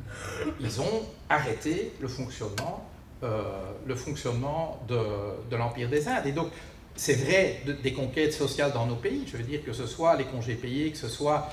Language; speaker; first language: French; native; French